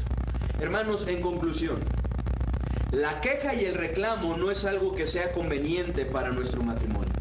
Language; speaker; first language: Spanish; native; Spanish